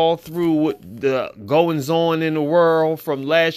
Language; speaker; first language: English; native; English